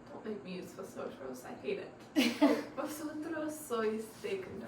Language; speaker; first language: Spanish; non-native, learner; English